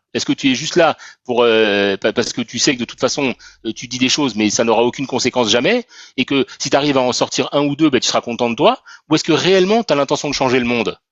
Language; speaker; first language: French; native; French